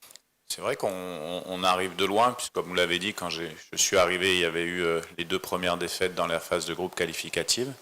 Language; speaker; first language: French; native; French